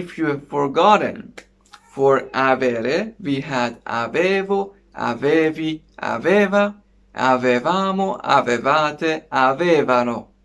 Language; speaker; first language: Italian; non-native, fluent; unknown